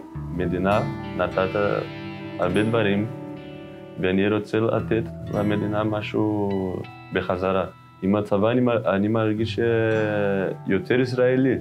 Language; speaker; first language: Hebrew; non-native, learner; Portuguese